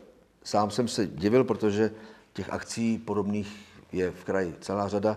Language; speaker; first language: Czech; native; Czech